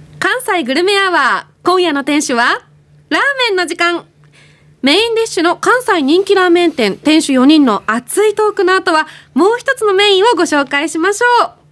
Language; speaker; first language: Japanese; native; Japanese